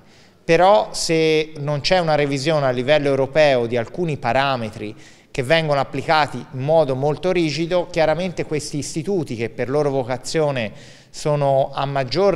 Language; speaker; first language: Italian; native; Italian